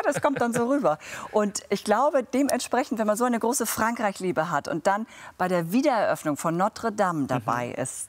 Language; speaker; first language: German; native; German